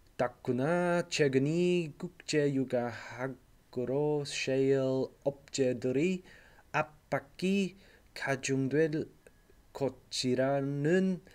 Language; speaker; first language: Korean; non-native, learner; English